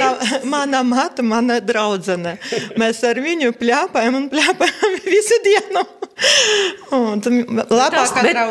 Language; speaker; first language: Latvian; non-native, local second language; Russian